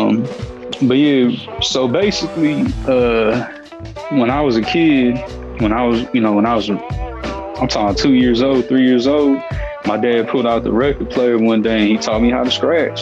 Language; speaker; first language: English; native; English